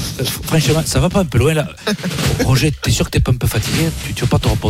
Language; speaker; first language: French; native; French